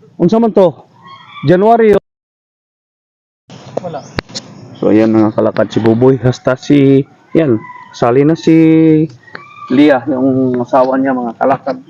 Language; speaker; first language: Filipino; non-native, local second language; Cebuano